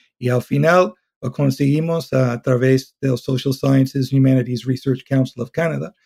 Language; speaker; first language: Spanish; non-native, fluent; English